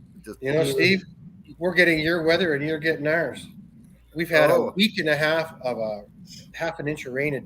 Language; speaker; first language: English; native; English